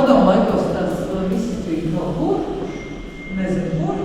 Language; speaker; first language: Latvian; native; Latvian